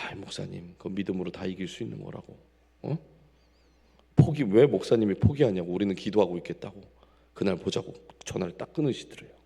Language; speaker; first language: Korean; native; Korean